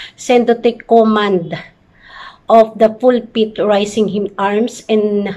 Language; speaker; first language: English; non-native, local second language; Filipino